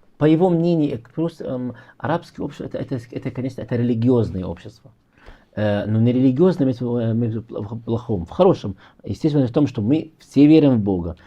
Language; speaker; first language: Russian; non-native, fluent; Arabic